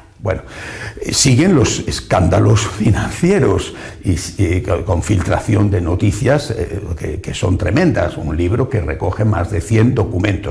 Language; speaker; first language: Spanish; native; Spanish